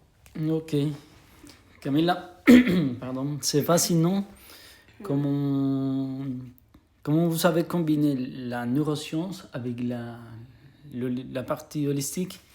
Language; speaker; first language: French; non-native, fluent; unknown